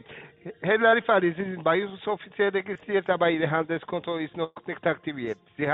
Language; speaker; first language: German; non-native, learner; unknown